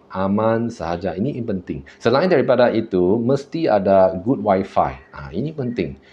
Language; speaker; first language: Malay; non-native, local second language; Chinese